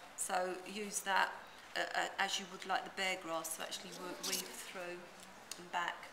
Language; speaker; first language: English; native; English